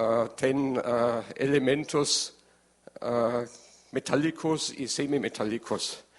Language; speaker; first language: Portuguese; non-native, learner; German